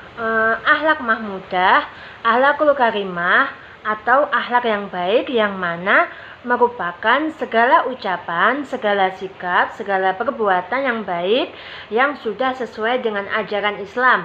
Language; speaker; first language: Indonesian; native; Indonesian